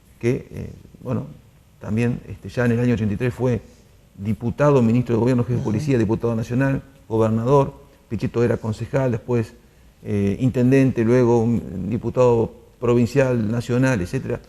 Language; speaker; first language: Spanish; native; Spanish